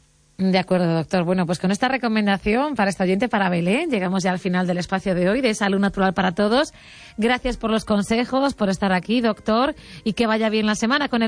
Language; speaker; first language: Spanish; native; Spanish